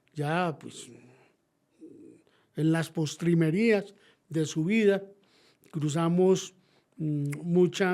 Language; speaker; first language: Spanish; native; Spanish